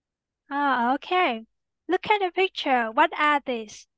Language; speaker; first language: English; non-native, learner; Vietnamese